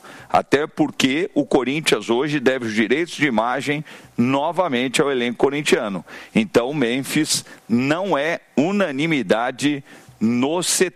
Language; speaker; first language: Portuguese; native; Portuguese